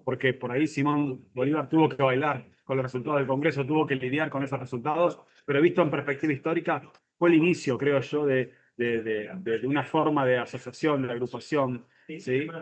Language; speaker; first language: Spanish; native; Spanish